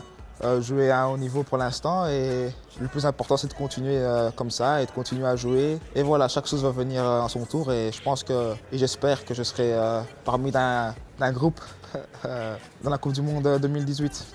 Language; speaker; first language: French; early bilingual, other home language; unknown